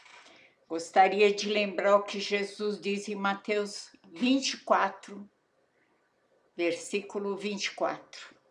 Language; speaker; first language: Portuguese; native; Portuguese